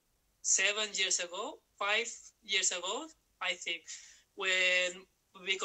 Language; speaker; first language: English; non-native, learner; Spanish